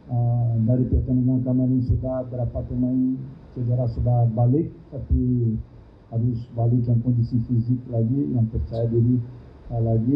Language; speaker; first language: Indonesian; non-native, fluent; Thai